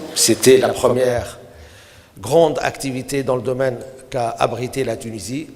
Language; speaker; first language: French; non-native, local second language; Arabic